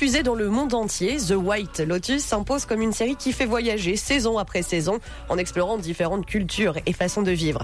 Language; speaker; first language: French; native; French